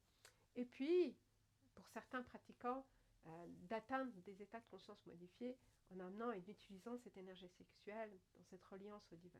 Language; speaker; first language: French; native; French